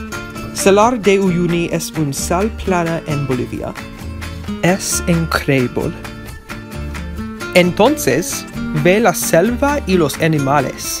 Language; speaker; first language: Spanish; non-native, learner; English